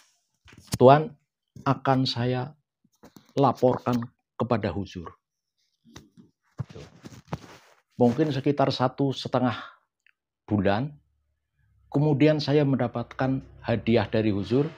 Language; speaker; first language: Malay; non-native, local second language; Javanese